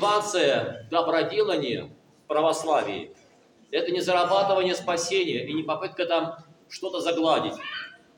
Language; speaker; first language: Russian; native; Russian